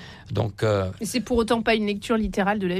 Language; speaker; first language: French; native; French